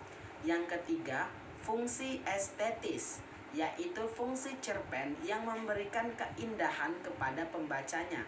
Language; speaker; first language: Indonesian; native; Indonesian